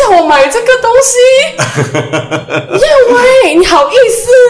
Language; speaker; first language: Chinese; native; Chinese